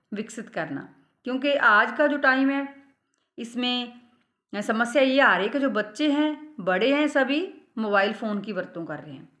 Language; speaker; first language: Hindi; non-native, local second language; Punjabi